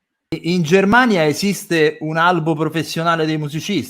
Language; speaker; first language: Italian; native; Italian